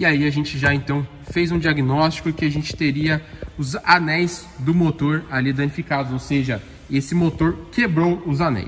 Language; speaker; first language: Portuguese; native; Portuguese